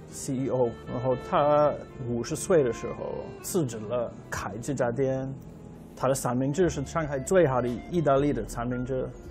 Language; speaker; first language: Chinese; non-native, fluent; English